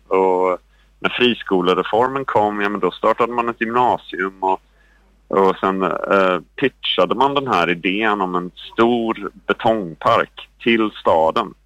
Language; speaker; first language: Swedish; native; Swedish